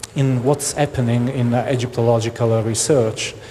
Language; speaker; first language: English; non-native, fluent; Italian